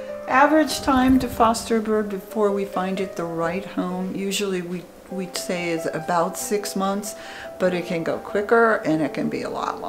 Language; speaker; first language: English; native; English